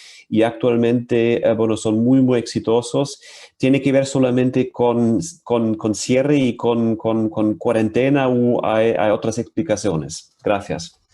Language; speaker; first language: Spanish; non-native, fluent; German